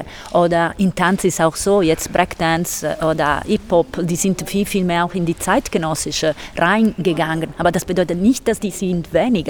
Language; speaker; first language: German; non-native, fluent; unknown